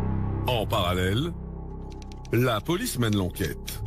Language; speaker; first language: French; native; French